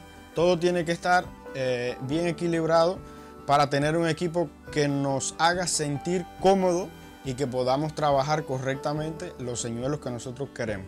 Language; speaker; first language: Spanish; native; Spanish